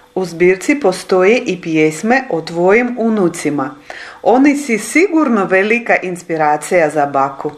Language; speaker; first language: Serbian; non-native, fluent; Ukrainian